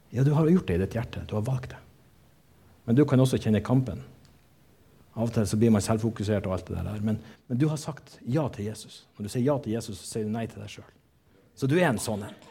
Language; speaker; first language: Norwegian; native; Norwegian